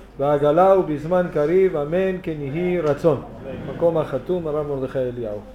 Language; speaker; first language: Hebrew; native; Hebrew